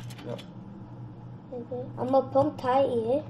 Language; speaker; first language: Turkish; early bilingual, heritage; Turkish